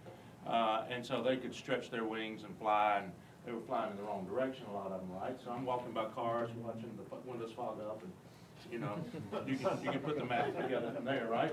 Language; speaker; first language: English; native; English